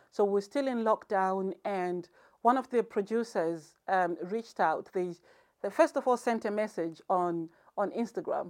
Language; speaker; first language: English; non-native, local second language; Shona